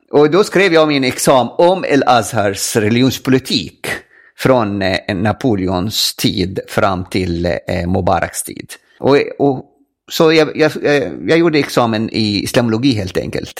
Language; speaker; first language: Swedish; non-native, fluent; Arabic